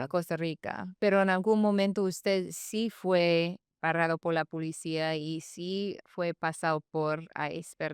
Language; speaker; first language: Spanish; non-native, fluent; English